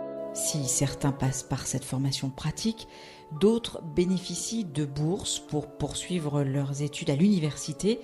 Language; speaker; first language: French; native; French